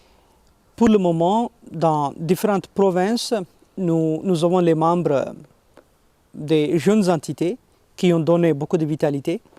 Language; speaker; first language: French; non-native, fluent; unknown